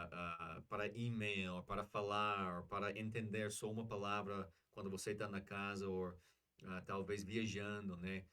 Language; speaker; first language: Portuguese; non-native, learner; English